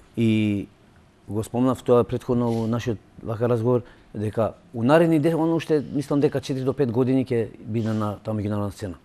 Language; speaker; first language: Macedonian; non-native, local second language; Albanian